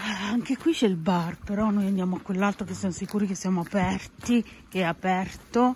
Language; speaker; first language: Italian; native; Italian